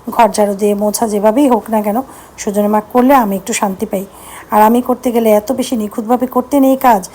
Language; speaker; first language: Bangla; native; Bangla